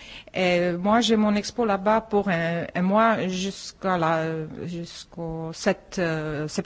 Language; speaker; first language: French; non-native, fluent; Czech